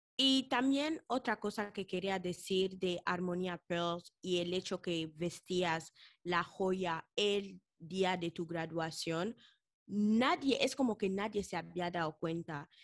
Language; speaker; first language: Spanish; non-native, local second language; Fang